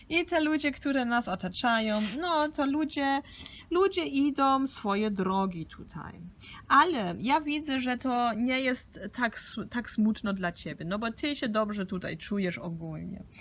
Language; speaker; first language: Polish; early bilingual, heritage; Polish